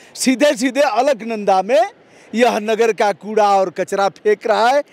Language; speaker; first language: Hindi; native; Hindi